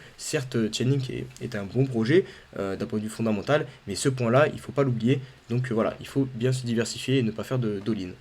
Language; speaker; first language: French; native; French